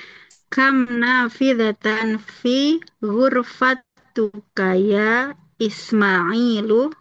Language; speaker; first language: Arabic; non-native, learner; Indonesian